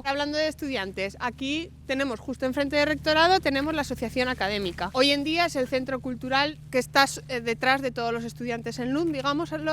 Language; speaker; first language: Spanish; native; Spanish